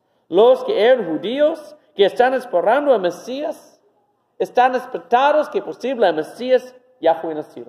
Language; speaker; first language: Spanish; non-native, fluent; English